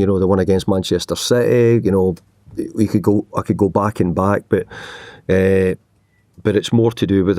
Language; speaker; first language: English; native; English